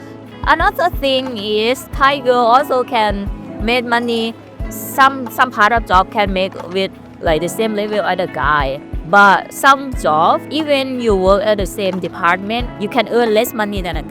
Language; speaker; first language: English; non-native, learner; Thai